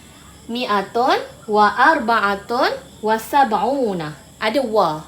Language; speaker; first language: Arabic; non-native, fluent; Malay